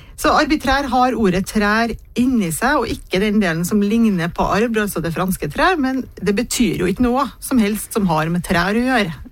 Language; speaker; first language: Norwegian; native; Norwegian